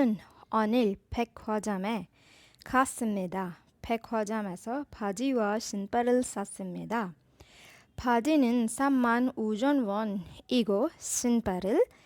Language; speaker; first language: Korean; non-native, fluent; Urdu